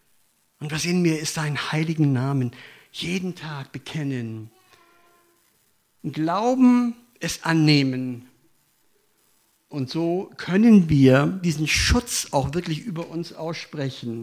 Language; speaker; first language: German; native; German